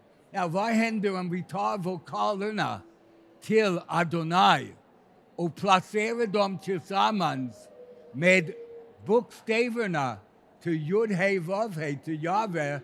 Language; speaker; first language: Swedish; non-native, fluent; English